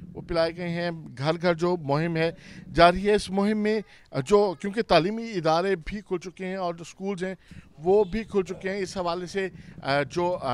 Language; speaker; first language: Urdu; non-native, local second language; Saraiki